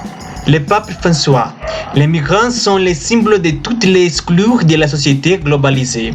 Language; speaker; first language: French; non-native, learner; Spanish